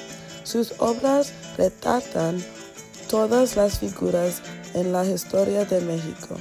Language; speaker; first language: Spanish; non-native, learner; English